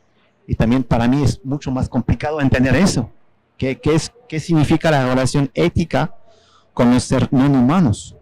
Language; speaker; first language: Spanish; non-native, fluent; French